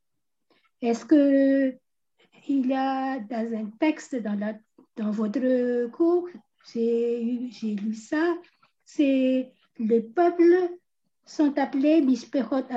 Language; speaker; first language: French; non-native, local second language; Malagasy